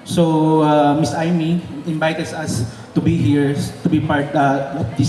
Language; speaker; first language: English; non-native, local second language; Filipino